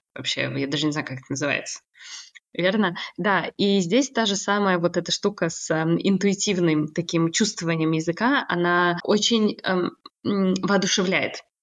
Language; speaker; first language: Russian; native; Russian